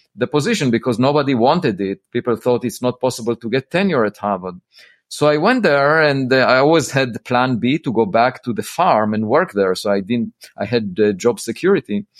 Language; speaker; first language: English; non-native, fluent; Hebrew